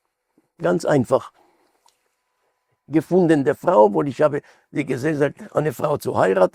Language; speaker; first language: German; non-native, fluent; Hebrew